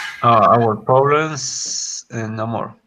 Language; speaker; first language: English; non-native, learner; Spanish